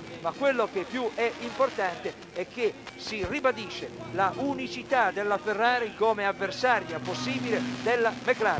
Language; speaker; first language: Italian; native; Italian